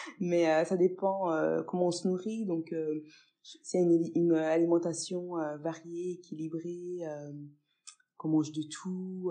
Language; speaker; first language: French; early bilingual, other home language; Fula